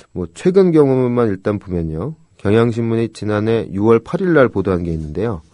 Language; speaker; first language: Korean; native; Korean